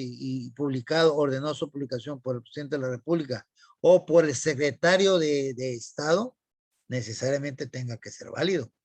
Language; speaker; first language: Spanish; native; Spanish